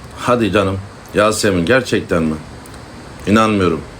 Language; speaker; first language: Turkish; native; Turkish